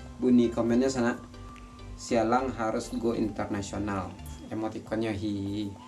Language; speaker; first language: Indonesian; non-native, local second language; Minangkabau